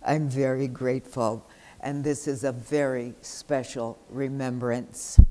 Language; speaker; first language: English; native; English